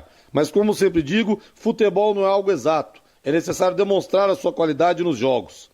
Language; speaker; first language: Portuguese; native; Portuguese